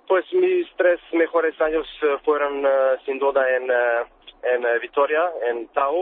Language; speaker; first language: Spanish; non-native, fluent; Serbian